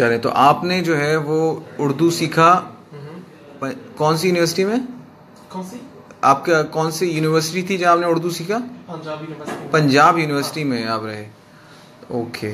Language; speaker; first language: Urdu; native; Urdu